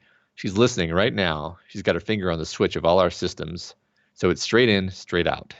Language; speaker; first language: English; native; English